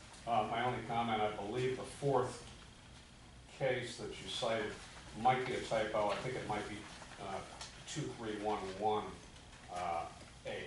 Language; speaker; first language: English; native; English